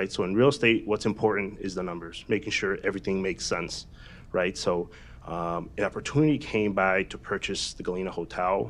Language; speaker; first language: English; native; English